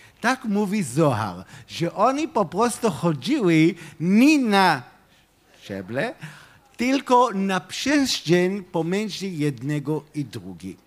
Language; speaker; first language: Polish; non-native, fluent; Hebrew